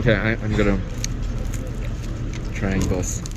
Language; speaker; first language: English; non-native, learner; Korean